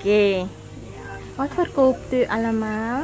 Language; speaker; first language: Dutch; non-native, fluent; Filipino